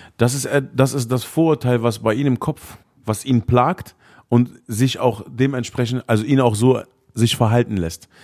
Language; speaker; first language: German; early bilingual, other home language; Arabic